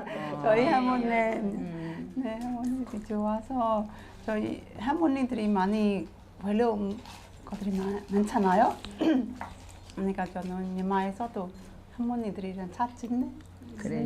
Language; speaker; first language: Korean; non-native, fluent; Burmese